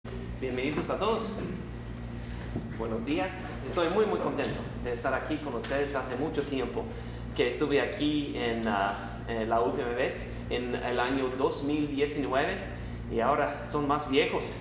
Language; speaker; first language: Spanish; non-native, fluent; English